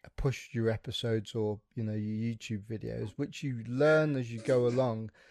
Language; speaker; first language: English; native; English